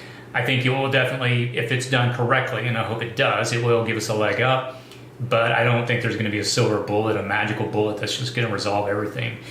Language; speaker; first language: English; native; English